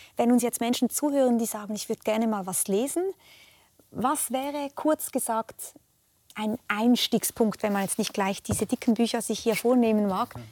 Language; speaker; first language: German; native; German